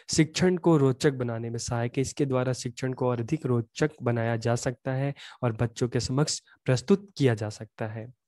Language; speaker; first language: Hindi; native; Hindi